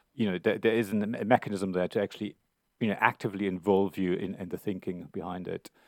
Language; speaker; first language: English; non-native, fluent; German